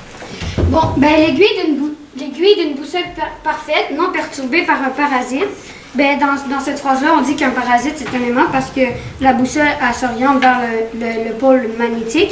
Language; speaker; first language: French; native; French